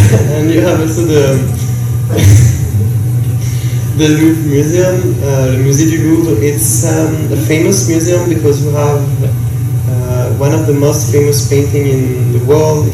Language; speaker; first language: English; non-native, learner; French